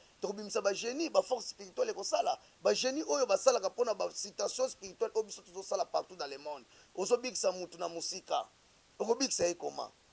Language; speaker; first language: Lingala; non-native, local second language; Kongo